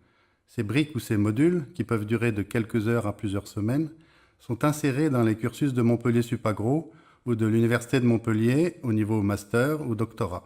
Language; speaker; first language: French; native; French